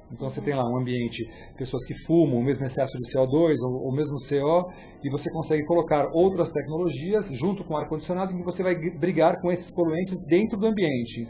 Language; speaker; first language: Portuguese; native; Portuguese